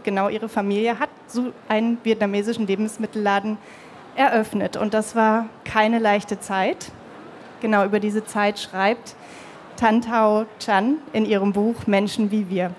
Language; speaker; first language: German; native; German